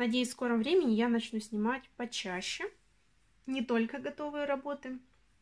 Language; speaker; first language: Russian; native; Russian